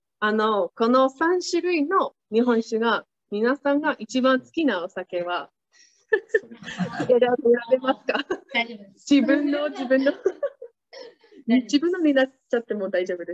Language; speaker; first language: Japanese; non-native, fluent; English